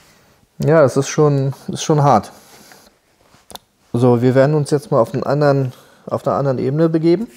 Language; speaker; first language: German; native; German